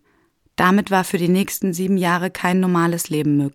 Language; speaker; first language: German; native; German